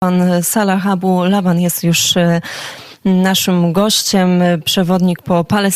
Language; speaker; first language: Polish; native; Polish